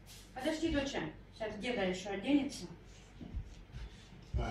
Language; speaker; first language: Russian; native; Russian